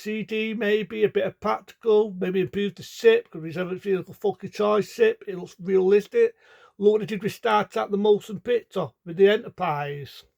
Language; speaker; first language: English; native; English